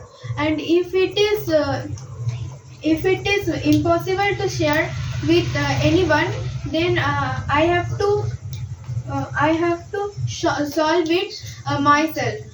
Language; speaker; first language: English; non-native, learner; Bangla